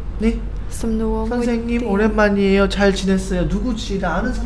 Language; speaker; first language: Korean; non-native, fluent; Khmer